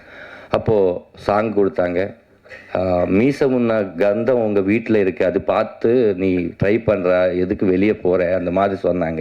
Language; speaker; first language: Tamil; non-native, learner; Telugu